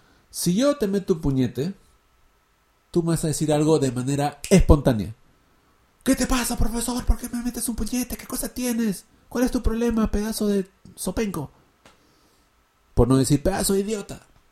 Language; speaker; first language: Spanish; early bilingual, heritage; Spanish